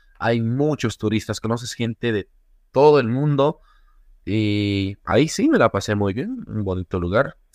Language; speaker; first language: Spanish; native; Spanish